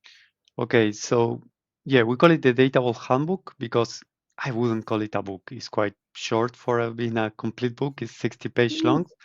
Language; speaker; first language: English; non-native, fluent; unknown